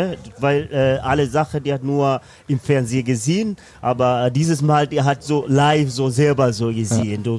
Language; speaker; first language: German; non-native, learner; Swahili